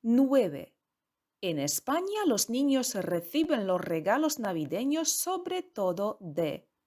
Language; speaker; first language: Spanish; non-native, fluent; Polish